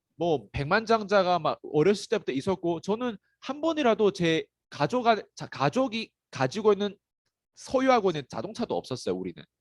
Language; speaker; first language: Korean; native; Korean